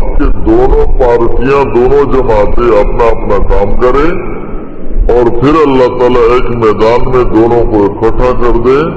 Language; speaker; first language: Urdu; non-native, local second language; Pashto